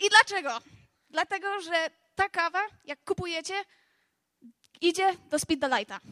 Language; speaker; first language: Polish; non-native, learner; English